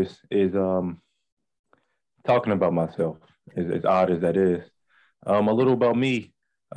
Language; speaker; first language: English; native; English